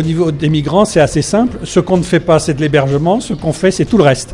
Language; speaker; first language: French; native; French